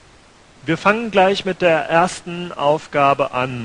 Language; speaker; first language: German; native; German